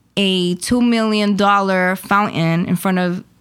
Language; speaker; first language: English; early bilingual, other home language; Spanish